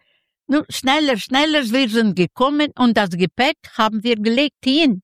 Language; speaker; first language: German; non-native, learner; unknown